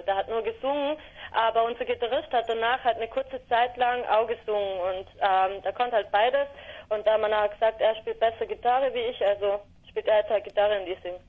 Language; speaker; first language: German; native; German